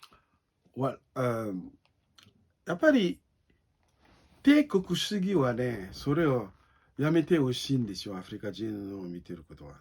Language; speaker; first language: Japanese; non-native, learner; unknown